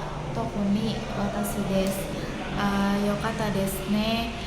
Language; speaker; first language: Japanese; non-native, learner; Indonesian